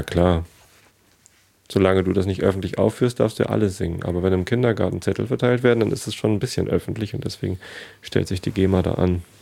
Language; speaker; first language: German; native; German